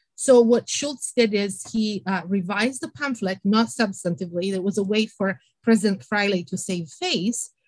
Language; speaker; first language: English; non-native, fluent; Italian